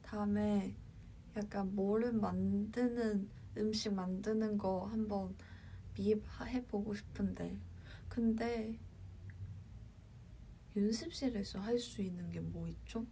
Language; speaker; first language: Korean; non-native, fluent; Cantonese